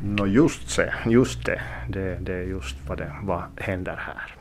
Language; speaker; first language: Swedish; non-native, local second language; Finnish